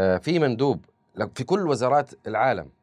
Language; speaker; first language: Arabic; native; Arabic